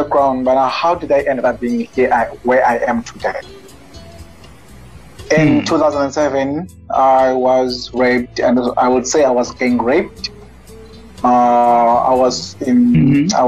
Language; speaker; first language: English; non-native, local second language; Xhosa